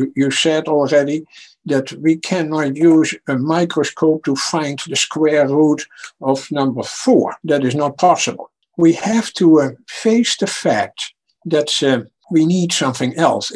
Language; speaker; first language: English; non-native, fluent; Dutch